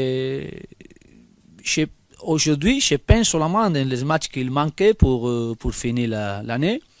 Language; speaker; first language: French; non-native, fluent; Spanish